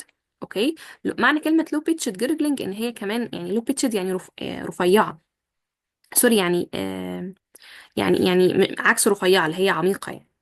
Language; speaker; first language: Arabic; native; Arabic